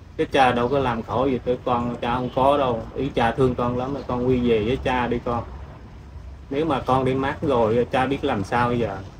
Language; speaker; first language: Vietnamese; non-native, local second language; Khmer